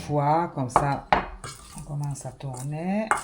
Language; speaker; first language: French; non-native, fluent; Italian